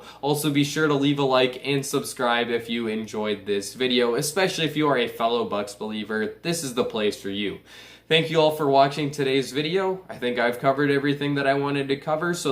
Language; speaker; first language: English; native; English